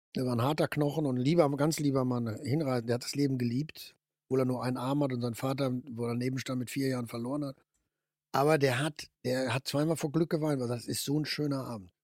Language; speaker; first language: German; native; German